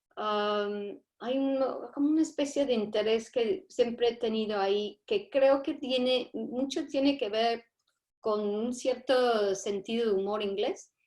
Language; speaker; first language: Spanish; non-native, fluent; English